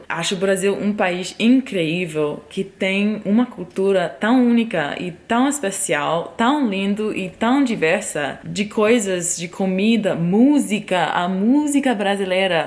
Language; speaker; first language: Portuguese; non-native, fluent; English